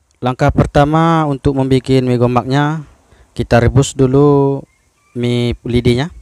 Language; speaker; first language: Indonesian; native; Indonesian